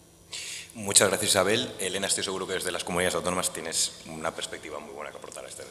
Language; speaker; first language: Spanish; native; Spanish